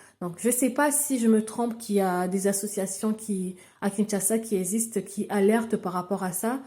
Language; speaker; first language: French; non-native, local second language; Lingala